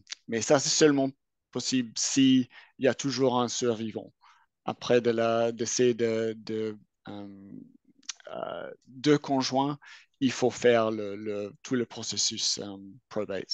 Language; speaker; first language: French; non-native, fluent; English